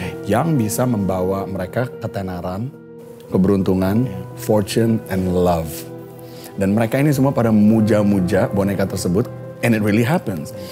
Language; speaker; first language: Indonesian; native; Indonesian